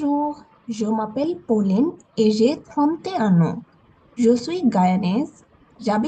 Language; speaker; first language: French; non-native, learner; Bangla